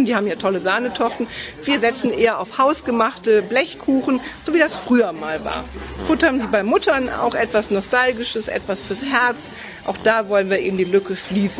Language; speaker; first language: German; native; German